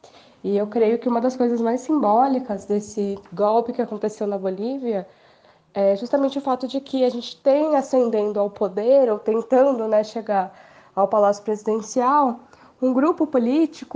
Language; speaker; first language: Portuguese; native; Portuguese